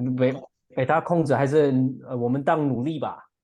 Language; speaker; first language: Chinese; non-native, fluent; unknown